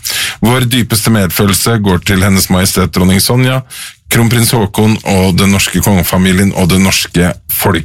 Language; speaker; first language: Norwegian; native; Norwegian